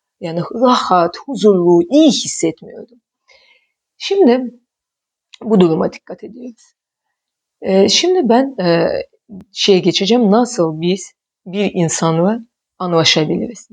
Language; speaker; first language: Turkish; non-native, fluent; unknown